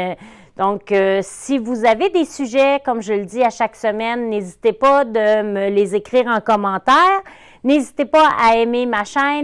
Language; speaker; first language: French; native; French